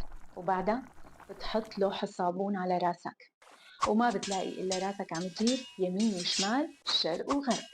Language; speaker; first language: Arabic; native; Arabic